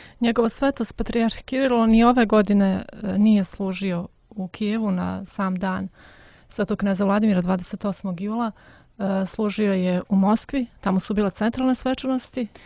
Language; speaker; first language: Serbian; native; Serbian